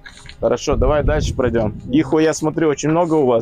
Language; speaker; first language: Russian; native; Russian